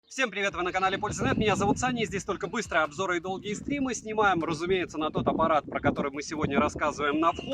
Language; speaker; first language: Russian; native; Russian